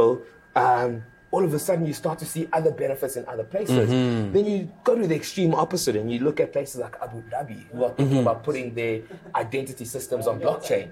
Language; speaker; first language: English; early bilingual, other home language; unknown